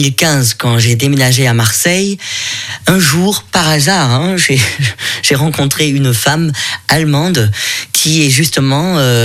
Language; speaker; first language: French; non-native, fluent; German